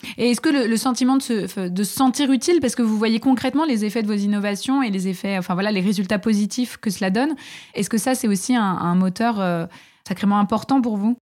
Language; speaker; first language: French; native; French